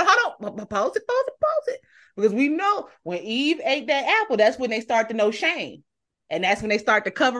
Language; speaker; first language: English; native; English